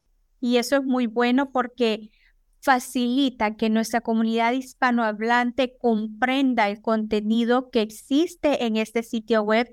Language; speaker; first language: Spanish; native; Spanish